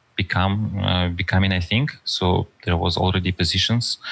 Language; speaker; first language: English; non-native, fluent; Russian